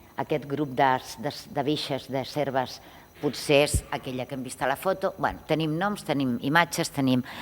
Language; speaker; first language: Catalan; non-native, local second language; Spanish